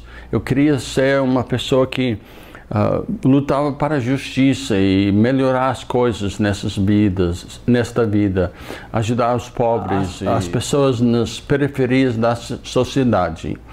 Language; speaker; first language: Portuguese; non-native, fluent; English